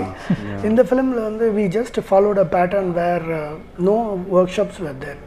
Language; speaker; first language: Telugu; non-native, learner; Tamil